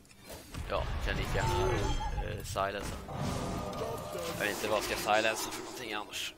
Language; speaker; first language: Swedish; native; Swedish